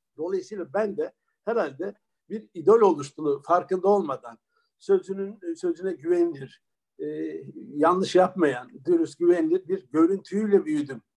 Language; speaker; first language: Turkish; early bilingual, other home language; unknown